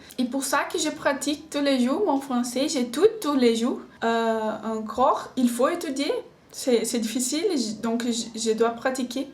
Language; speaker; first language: French; non-native, learner; Portuguese